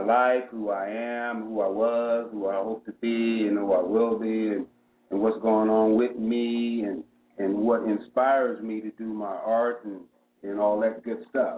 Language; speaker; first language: English; native; English